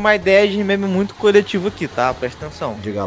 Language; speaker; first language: Portuguese; native; Portuguese